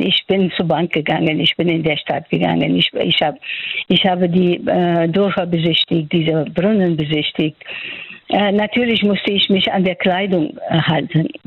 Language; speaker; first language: German; non-native, fluent; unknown